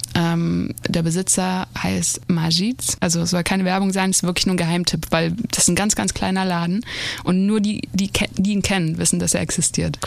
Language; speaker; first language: German; native; German